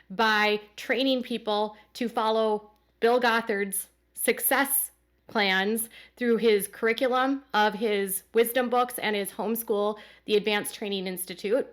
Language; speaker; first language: English; native; English